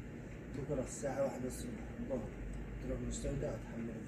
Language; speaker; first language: Arabic; non-native, learner; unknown